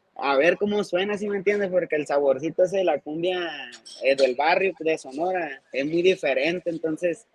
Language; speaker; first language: Spanish; non-native, local second language; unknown